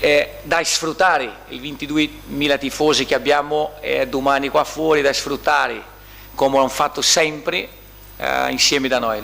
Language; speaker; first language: Italian; non-native, fluent; Portuguese